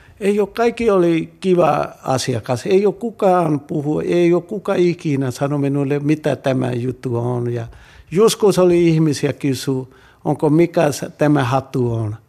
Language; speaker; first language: Finnish; non-native, learner; Punjabi